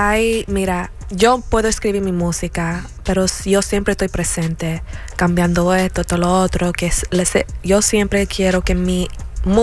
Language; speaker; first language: Spanish; early bilingual, heritage; Spanish